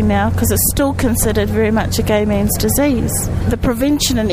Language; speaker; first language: English; native; English